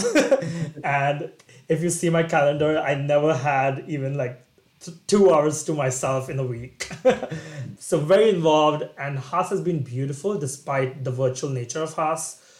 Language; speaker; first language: English; non-native, local second language; Bangla